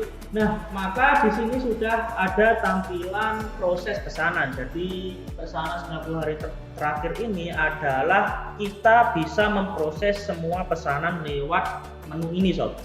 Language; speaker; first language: Indonesian; native; Indonesian